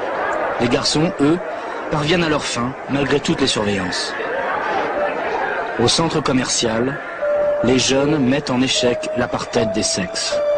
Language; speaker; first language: French; native; French